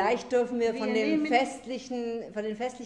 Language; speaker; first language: German; native; German